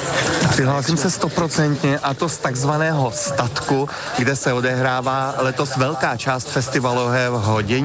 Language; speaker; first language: Czech; native; Czech